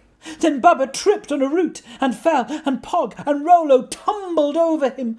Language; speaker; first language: English; native; English